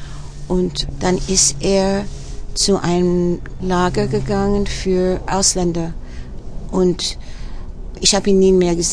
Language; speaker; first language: German; early bilingual, heritage; German